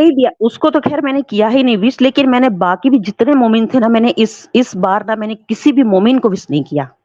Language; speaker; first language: Hindi; native; Hindi